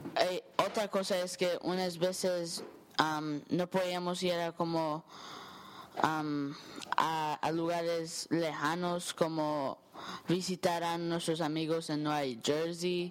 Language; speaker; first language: Spanish; early bilingual, heritage; Spanish